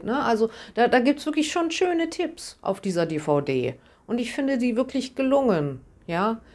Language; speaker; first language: German; native; German